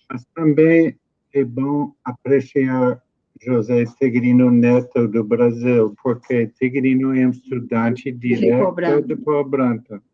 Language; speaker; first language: Portuguese; non-native, learner; English